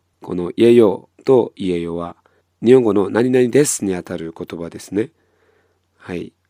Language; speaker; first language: Japanese; non-native, fluent; Korean